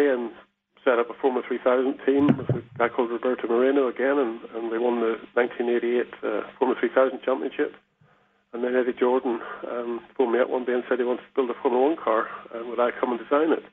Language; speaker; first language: English; native; English